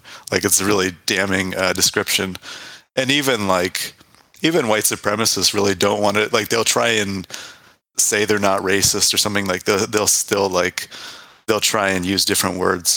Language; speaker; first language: English; native; English